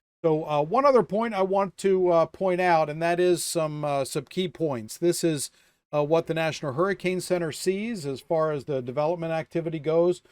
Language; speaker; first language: English; native; English